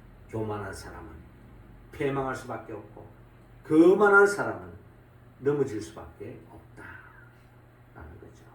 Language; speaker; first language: Korean; native; Korean